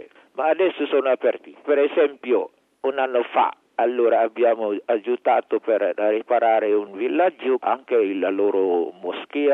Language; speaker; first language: Italian; non-native, learner; Indonesian